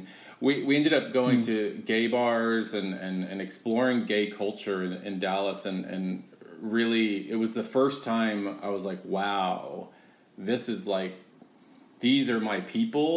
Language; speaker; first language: English; native; English